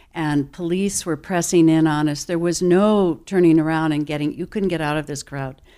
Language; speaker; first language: English; native; English